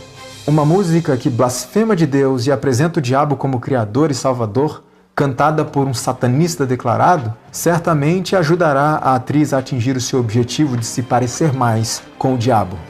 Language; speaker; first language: Portuguese; native; Portuguese